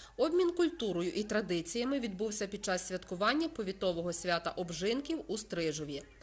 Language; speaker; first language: Ukrainian; native; Ukrainian